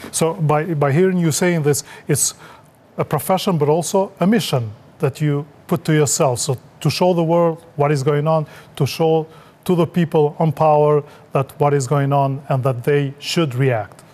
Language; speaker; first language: English; non-native, fluent; Albanian